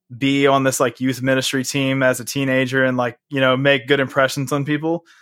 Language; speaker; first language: English; native; English